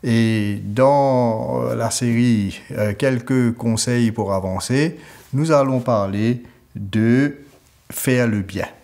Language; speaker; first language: French; native; French